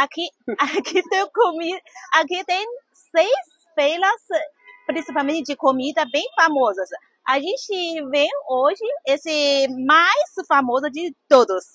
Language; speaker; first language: Portuguese; non-native, fluent; Chinese